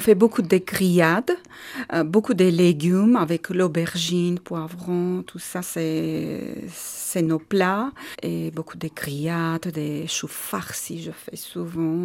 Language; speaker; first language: French; non-native, learner; Armenian